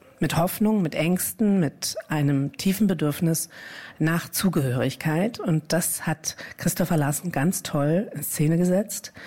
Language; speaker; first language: German; native; German